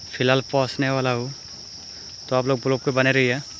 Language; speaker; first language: Hindi; non-native, local second language; Bangla